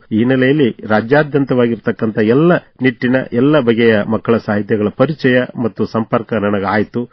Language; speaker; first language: Kannada; native; Kannada